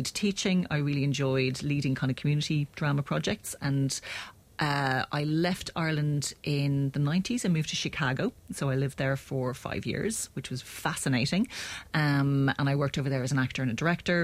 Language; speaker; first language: English; native; English